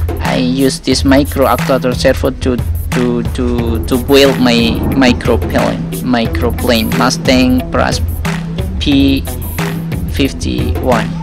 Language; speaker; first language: English; non-native, learner; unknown